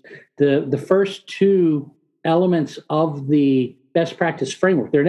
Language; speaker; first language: English; early bilingual, other home language; Spanish